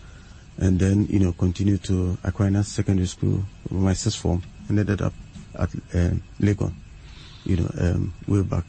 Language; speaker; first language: English; non-native, local second language; Akan